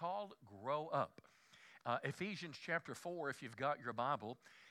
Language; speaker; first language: English; native; English